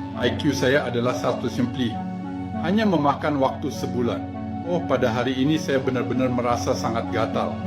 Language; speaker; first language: Malay; non-native, learner; French